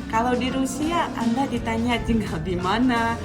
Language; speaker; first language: Indonesian; non-native, fluent; Russian